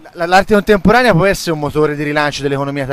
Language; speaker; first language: Italian; native; Italian